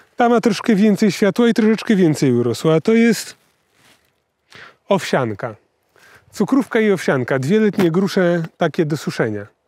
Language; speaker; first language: Polish; native; Polish